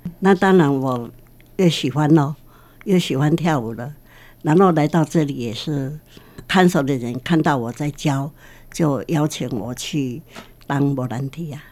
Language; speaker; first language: Chinese; non-native, local second language; Min Nan Chinese